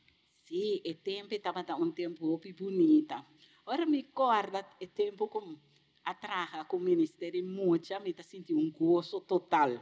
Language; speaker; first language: Portuguese; non-native, learner; Papiamento